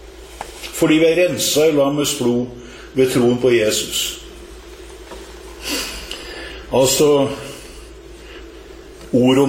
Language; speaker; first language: Norwegian; native; Norwegian